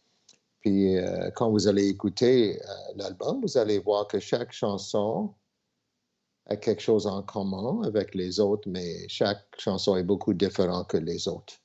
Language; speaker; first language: French; non-native, local second language; English